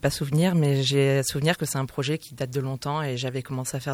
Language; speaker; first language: French; native; French